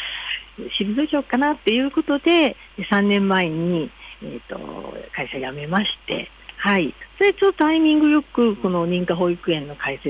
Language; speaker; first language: Japanese; native; Japanese